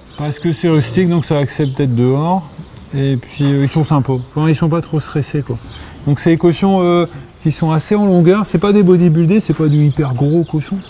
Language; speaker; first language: French; native; French